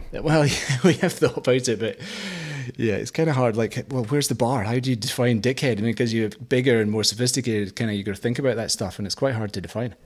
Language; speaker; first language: English; native; English